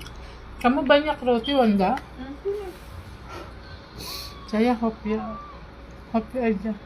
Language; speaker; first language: Indonesian; non-native, learner; Filipino